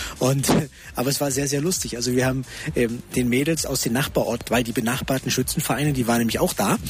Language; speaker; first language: German; native; German